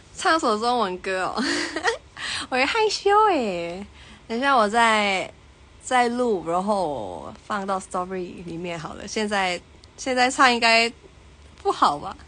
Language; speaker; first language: Chinese; non-native, learner; Thai